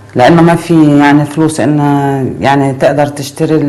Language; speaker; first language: Arabic; native; Arabic